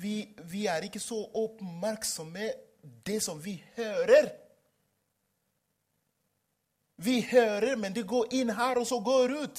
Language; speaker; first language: Norwegian; non-native, fluent; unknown